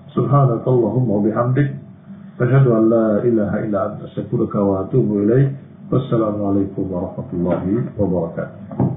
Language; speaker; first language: Arabic; non-native, fluent; Indonesian